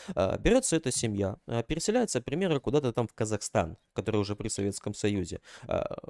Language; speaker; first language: Russian; native; Russian